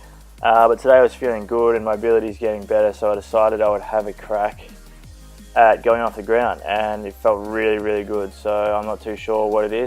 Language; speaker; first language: English; native; English